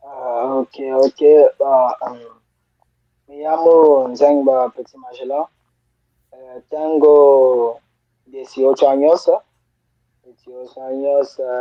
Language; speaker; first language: Spanish; non-native, learner; French